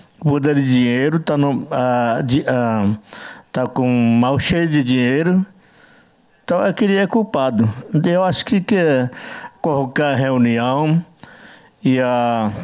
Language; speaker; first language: Portuguese; non-native, learner; Yanomámi